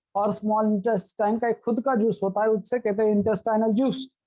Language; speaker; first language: Hindi; non-native, local second language; Marathi